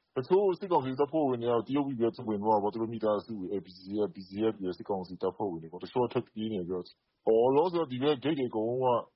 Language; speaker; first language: Burmese; non-native, local second language; Kachin